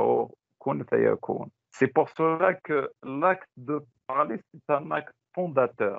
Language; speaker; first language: French; non-native, local second language; Tachelhit